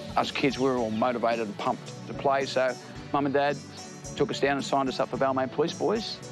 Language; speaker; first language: English; native; English